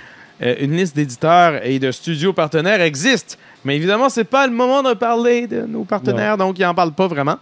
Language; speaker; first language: French; native; French